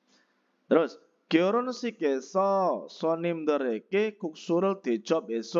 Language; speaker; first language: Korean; non-native, fluent; Indonesian